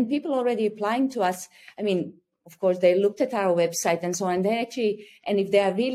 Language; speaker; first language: English; non-native, fluent; Croatian